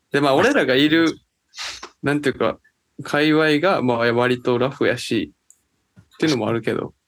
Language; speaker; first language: Japanese; native; Japanese